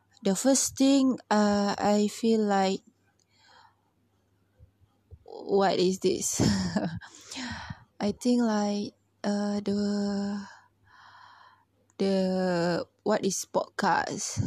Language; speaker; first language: English; non-native, learner; Malay